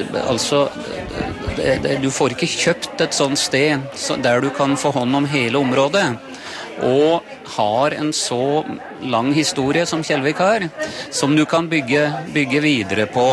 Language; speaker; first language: Norwegian; native; Norwegian